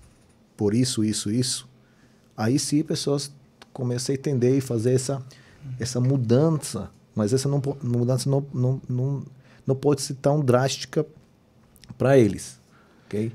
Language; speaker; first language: Portuguese; non-native, fluent; Hebrew